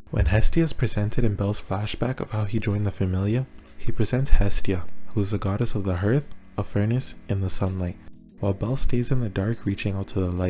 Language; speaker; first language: English; native; English